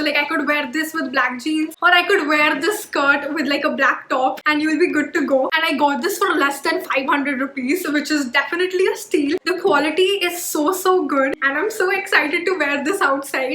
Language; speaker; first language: English; non-native, local second language; Hindi